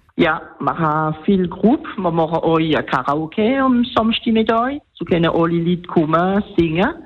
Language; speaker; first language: German; non-native, local second language; Swiss German